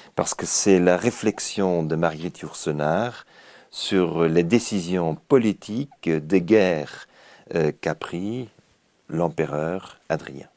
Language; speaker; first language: French; native; French